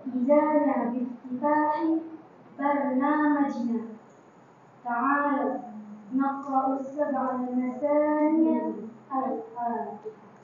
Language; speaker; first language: Arabic; non-native, learner; Indonesian